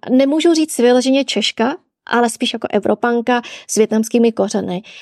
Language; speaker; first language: Czech; early bilingual, other home language; Vietnamese